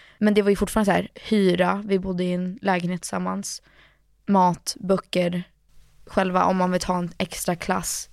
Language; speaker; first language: Swedish; native; Swedish